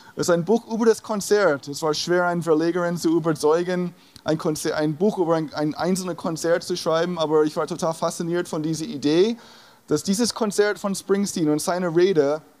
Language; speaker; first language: German; non-native, fluent; English